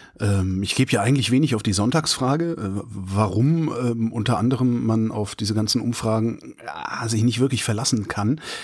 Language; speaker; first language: German; native; German